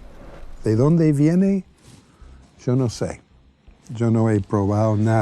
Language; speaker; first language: Spanish; non-native, fluent; English